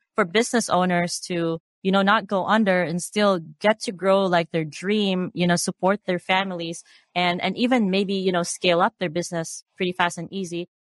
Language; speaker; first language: English; non-native, local second language; Cebuano